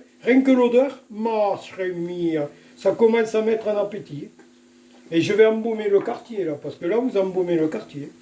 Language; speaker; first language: French; native; French